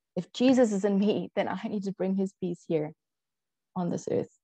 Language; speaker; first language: English; native; English